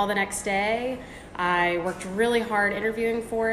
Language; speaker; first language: English; native; English